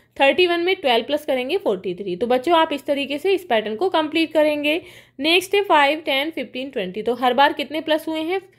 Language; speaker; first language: Hindi; native; Hindi